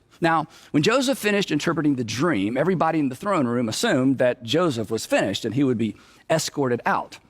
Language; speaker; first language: English; native; English